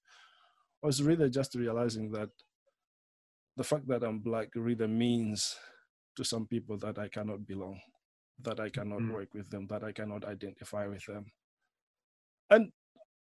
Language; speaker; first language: English; non-native, local second language; Nyanja